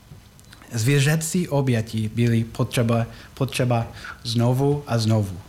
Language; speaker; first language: Czech; non-native, learner; English